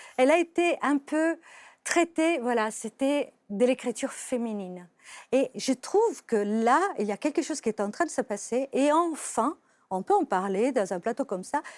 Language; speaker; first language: French; non-native, fluent; Italian